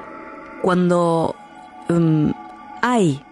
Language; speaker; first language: Spanish; native; Spanish